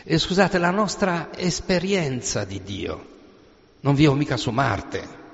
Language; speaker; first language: Italian; native; Italian